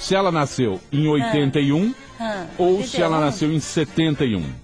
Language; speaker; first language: Portuguese; native; Portuguese